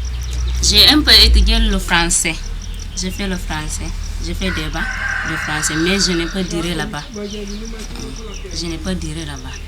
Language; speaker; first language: French; non-native, learner; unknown